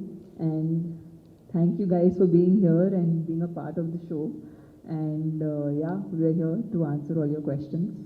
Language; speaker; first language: Telugu; non-native, local second language; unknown